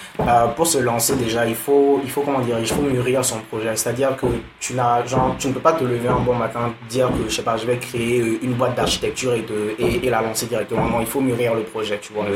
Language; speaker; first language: French; non-native, local second language; Dyula